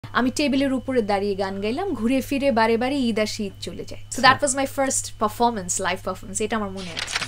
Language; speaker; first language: Bangla; early bilingual, heritage; Bangla